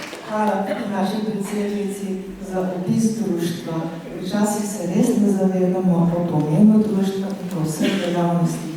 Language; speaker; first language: Slovenian; native; Slovenian